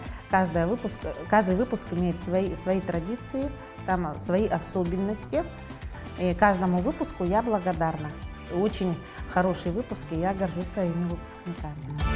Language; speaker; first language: Russian; native; Russian